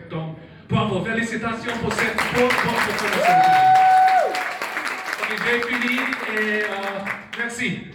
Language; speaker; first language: French; non-native, learner; Korean